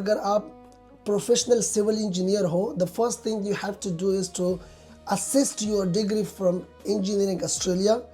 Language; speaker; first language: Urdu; non-native, local second language; Pashto